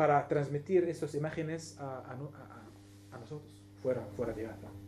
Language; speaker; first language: Spanish; non-native, learner; Arabic